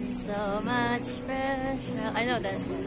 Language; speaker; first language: English; non-native, fluent; Filipino